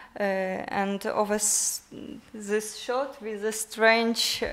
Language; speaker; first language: English; non-native, learner; Ukrainian